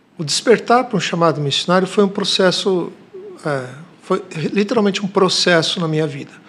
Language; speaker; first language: Portuguese; native; Portuguese